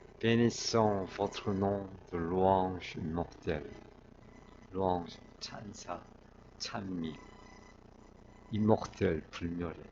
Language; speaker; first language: French; non-native, fluent; Korean